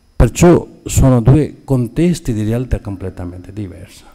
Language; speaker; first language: Italian; non-native, fluent; Urdu